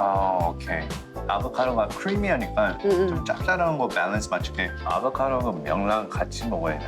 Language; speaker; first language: Korean; early bilingual, heritage; English